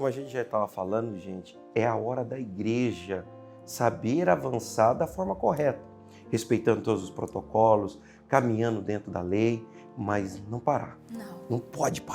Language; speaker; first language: Portuguese; native; Portuguese